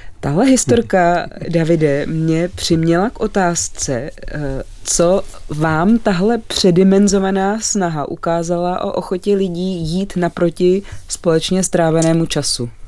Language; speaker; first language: Czech; native; Czech